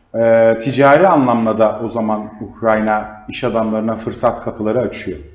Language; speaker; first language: Turkish; native; Turkish